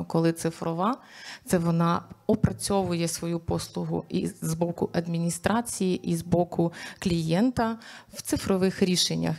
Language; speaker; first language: Ukrainian; native; Ukrainian